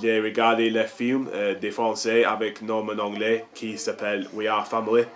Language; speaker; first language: French; non-native, learner; English